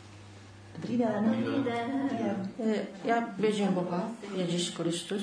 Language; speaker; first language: Czech; non-native, learner; Japanese